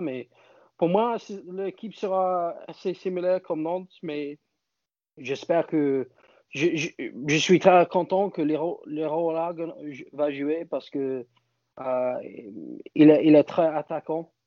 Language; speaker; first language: French; non-native, fluent; English